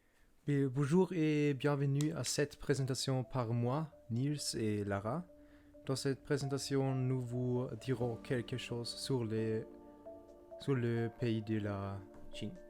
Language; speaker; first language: French; non-native, learner; German